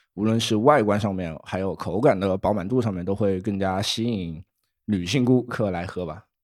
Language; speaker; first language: Chinese; native; Chinese